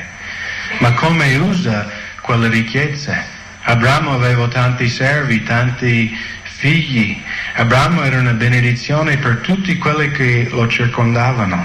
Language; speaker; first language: Italian; non-native, fluent; English